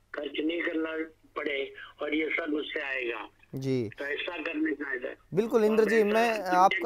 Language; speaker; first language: Hindi; non-native, local second language; Gujarati